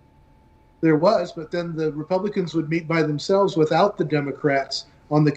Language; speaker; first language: English; native; English